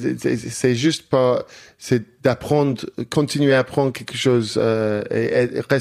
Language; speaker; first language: French; non-native, learner; English